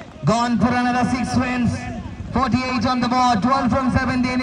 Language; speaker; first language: English; non-native, local second language; Malayalam